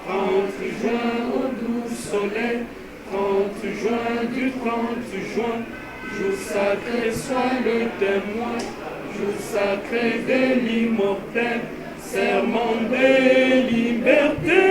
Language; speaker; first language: French; non-native, local second language; Lingala